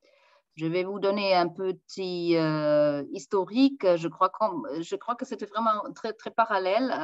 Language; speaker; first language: French; non-native, fluent; German